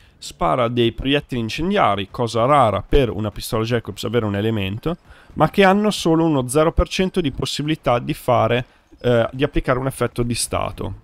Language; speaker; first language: Italian; native; Italian